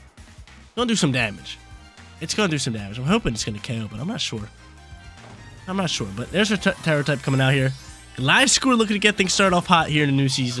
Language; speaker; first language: English; native; English